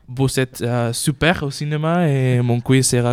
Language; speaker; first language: French; non-native, learner; Spanish